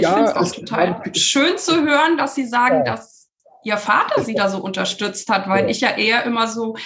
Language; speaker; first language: German; native; German